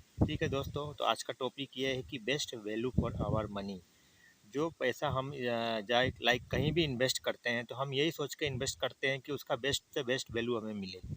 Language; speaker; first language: Hindi; native; Hindi